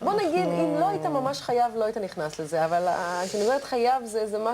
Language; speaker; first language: Hebrew; native; Hebrew